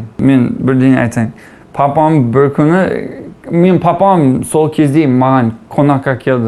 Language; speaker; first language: Kazakh; non-native, learner; English